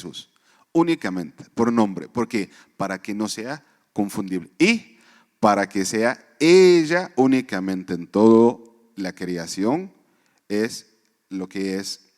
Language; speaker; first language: Spanish; non-native, fluent; Arabic